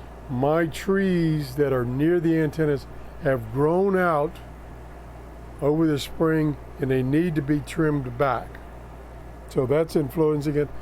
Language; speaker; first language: English; native; English